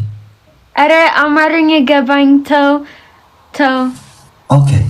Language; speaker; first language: Amharic; early bilingual, heritage; English